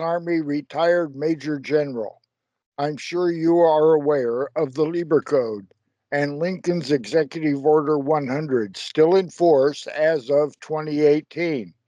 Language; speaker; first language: English; native; English